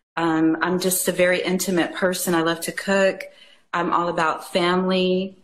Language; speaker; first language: English; non-native, fluent; Japanese